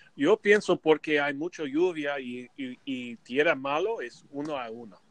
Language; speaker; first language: Spanish; non-native, learner; English